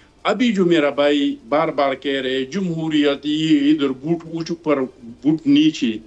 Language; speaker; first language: Urdu; non-native, local second language; Pashto